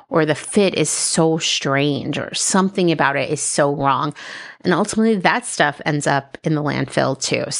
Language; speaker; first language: English; native; English